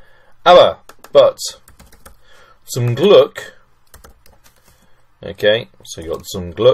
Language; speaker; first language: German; non-native, fluent; English